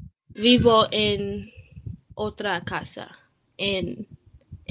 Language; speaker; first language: Spanish; non-native, learner; English